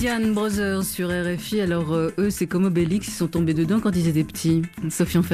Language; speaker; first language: French; native; French